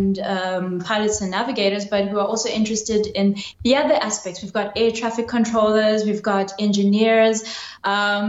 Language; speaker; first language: English; non-native, local second language; Zulu